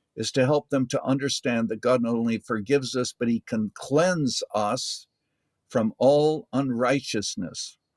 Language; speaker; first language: English; native; English